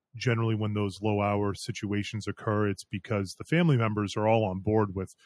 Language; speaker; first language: English; native; English